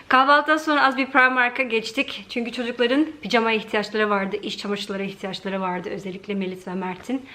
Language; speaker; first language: Turkish; early bilingual, heritage; Turkish